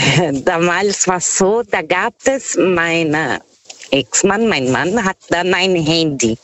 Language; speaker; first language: German; non-native, fluent; Portuguese